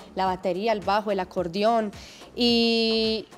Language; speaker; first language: Spanish; early bilingual, heritage; English